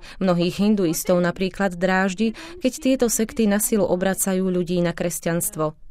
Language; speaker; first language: Slovak; native; Slovak